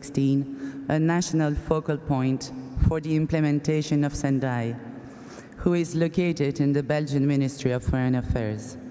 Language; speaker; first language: English; non-native, fluent; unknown